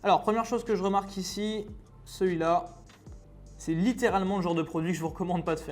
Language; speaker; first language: French; native; French